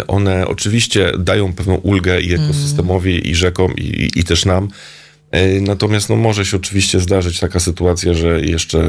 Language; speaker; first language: Polish; native; Polish